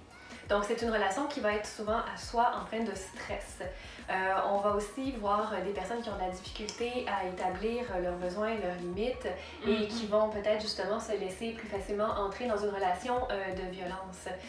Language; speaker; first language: French; native; French